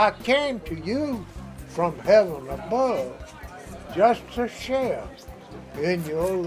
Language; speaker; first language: English; native; English